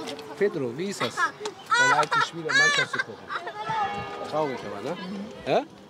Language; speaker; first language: German; non-native, local second language; Turkish